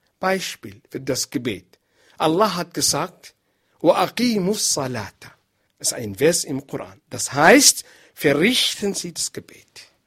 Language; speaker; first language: German; non-native, learner; Arabic